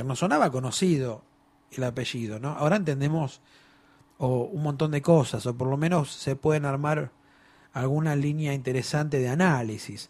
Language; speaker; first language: Spanish; native; Spanish